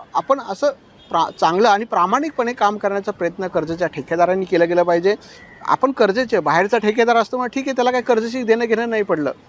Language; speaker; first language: Marathi; native; Marathi